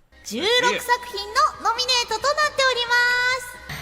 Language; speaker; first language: Japanese; native; Japanese